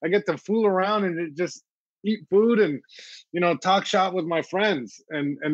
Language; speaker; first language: English; early bilingual, other home language; Spanish